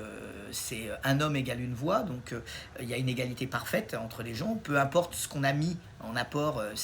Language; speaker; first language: French; native; French